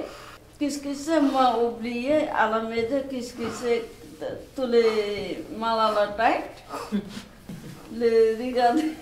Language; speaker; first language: French; non-native, learner; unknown